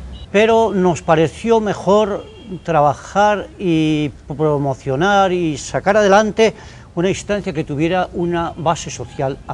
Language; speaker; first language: Spanish; native; Spanish